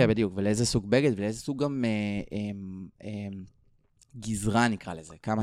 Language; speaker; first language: Hebrew; native; Hebrew